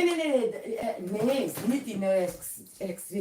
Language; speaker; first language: Dutch; non-native, learner; Kikuyu